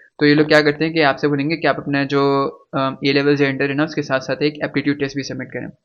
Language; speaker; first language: Urdu; native; Urdu